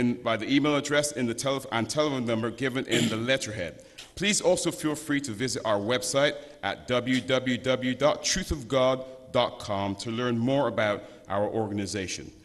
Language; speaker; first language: English; native; English